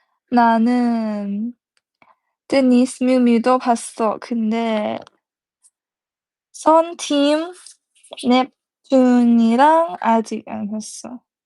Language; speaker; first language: Korean; non-native, learner; Thai